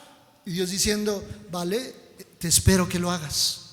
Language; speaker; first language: Spanish; native; Spanish